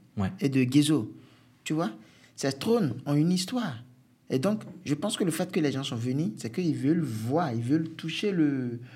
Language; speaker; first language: French; non-native, local second language; Fon